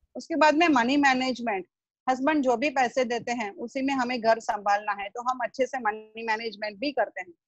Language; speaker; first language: Hindi; non-native, local second language; Gujarati